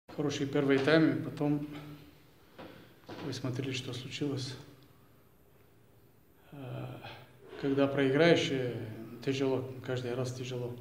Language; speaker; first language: Russian; non-native, learner; Bulgarian